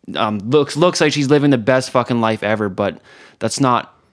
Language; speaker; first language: English; native; English